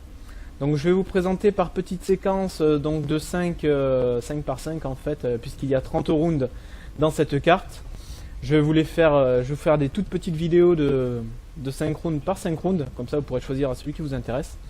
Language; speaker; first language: French; native; French